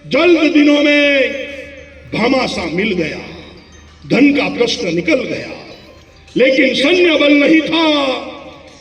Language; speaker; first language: Hindi; non-native, local second language; Gujarati